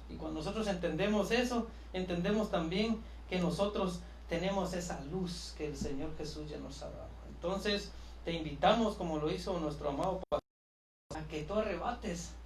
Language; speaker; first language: Spanish; native; Spanish